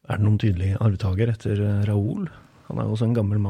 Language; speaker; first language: Norwegian; native; Norwegian